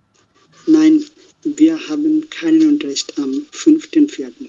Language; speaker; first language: German; non-native, learner; Bangla